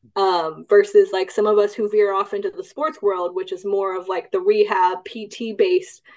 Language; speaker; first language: English; early bilingual, other home language; Cantonese